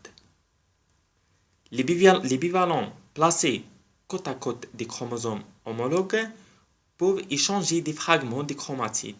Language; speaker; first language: French; non-native, local second language; Arabic